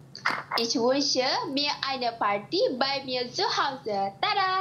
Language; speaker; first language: German; non-native, learner; Malay